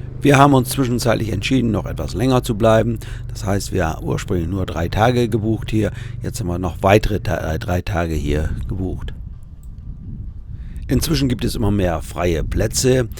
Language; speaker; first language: German; native; German